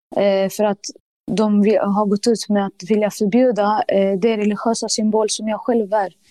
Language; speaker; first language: Swedish; early bilingual, other home language; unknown